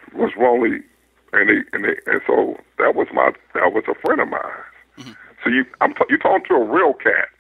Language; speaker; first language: English; native; English